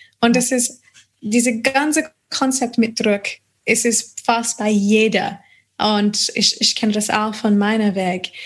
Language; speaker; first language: German; non-native, fluent; English